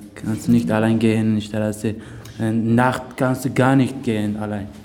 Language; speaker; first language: German; non-native, fluent; Persian